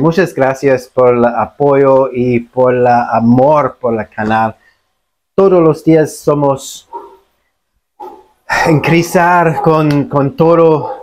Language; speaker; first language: Spanish; non-native, learner; English